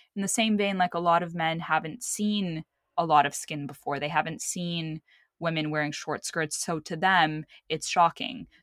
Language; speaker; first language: English; early bilingual, other home language; Arabic